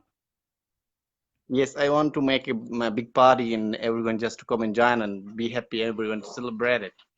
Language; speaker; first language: English; non-native, learner; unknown